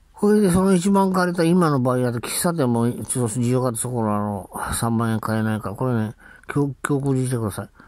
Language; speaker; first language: Japanese; native; Japanese